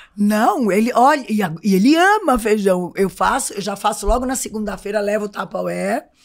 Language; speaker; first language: Portuguese; native; Portuguese